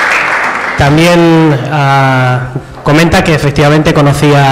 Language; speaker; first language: Spanish; native; Spanish